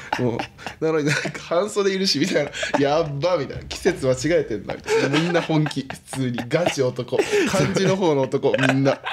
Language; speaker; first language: Japanese; native; Japanese